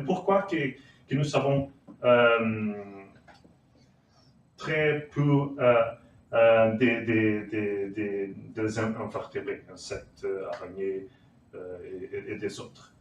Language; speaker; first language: French; non-native, learner; Portuguese